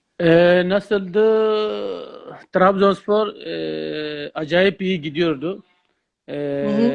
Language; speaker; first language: Turkish; non-native, learner; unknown